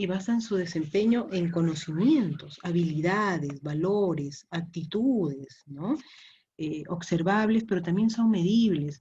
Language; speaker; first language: Spanish; native; Spanish